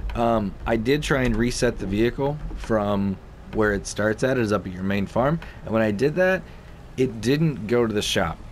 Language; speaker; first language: English; native; English